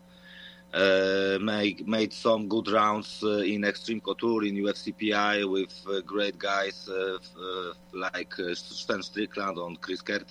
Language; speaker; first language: English; non-native, fluent; Polish